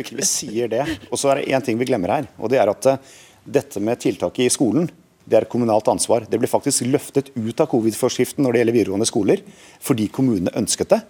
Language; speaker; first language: Norwegian; native; Norwegian